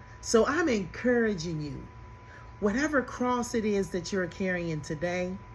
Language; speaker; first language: English; native; English